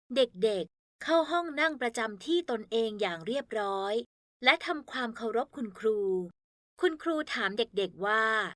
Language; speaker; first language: Thai; native; Thai